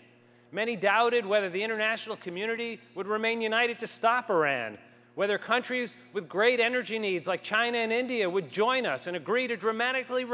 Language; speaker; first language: English; native; English